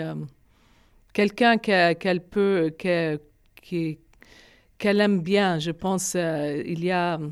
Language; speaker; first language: French; non-native, fluent; Arabic